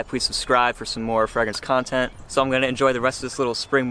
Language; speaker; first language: English; native; English